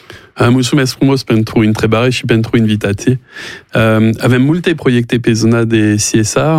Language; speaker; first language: Romanian; non-native, learner; French